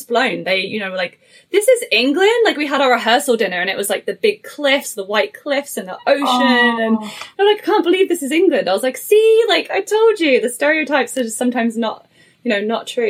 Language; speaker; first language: English; native; English